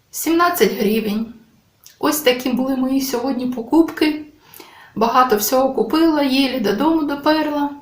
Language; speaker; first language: Ukrainian; native; Ukrainian